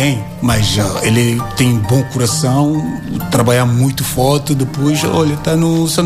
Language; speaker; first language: Portuguese; non-native, learner; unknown